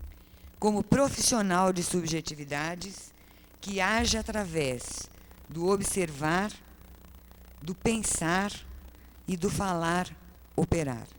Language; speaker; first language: Portuguese; native; Portuguese